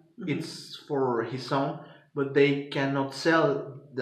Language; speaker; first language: English; non-native, fluent; Spanish